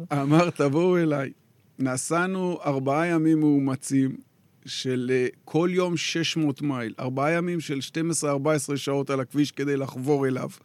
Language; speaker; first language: Hebrew; native; Hebrew